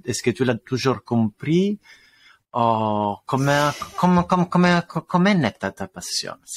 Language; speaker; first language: French; non-native, fluent; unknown